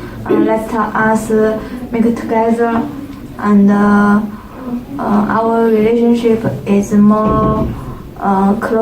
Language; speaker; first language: English; non-native, learner; Chinese